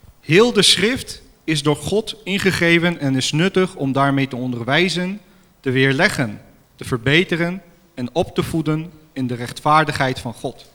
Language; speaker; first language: Dutch; non-native, fluent; Armenian